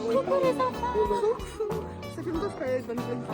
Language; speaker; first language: French; native; French